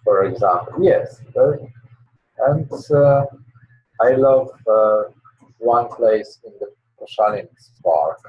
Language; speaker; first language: English; non-native, learner; Polish